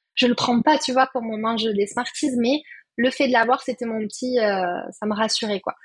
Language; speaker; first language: French; native; French